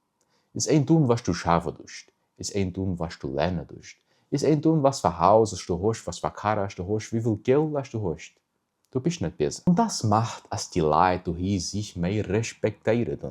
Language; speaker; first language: German; early bilingual, heritage; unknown